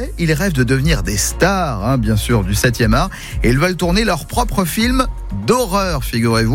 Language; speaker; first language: French; native; French